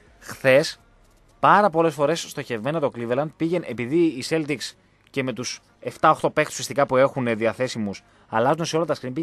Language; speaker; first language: Greek; native; Greek